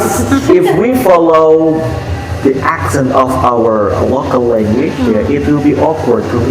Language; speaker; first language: English; non-native, fluent; Indonesian